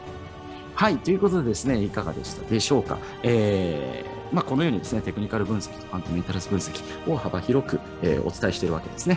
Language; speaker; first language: Japanese; native; Japanese